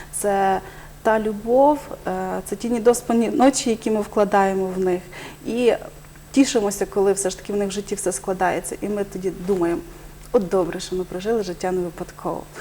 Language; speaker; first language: Ukrainian; native; Ukrainian